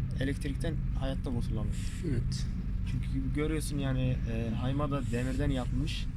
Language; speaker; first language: Turkish; non-native, local second language; Arabic